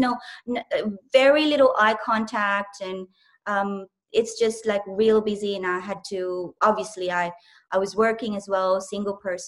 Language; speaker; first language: English; non-native, local second language; Cebuano